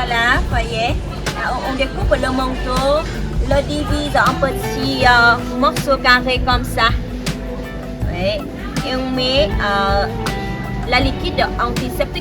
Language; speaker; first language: French; non-native, fluent; Vietnamese